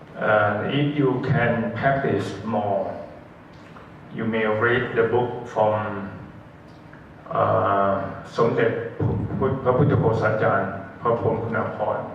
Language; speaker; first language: English; non-native, learner; Thai